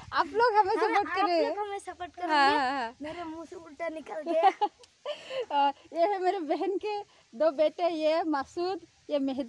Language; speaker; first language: Hindi; non-native, local second language; Assamese